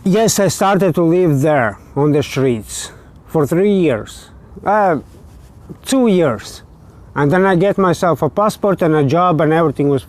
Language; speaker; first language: English; non-native, learner; Latvian